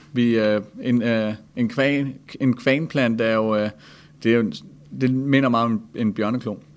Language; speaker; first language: Danish; native; Danish